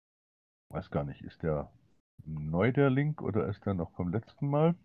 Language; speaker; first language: German; native; German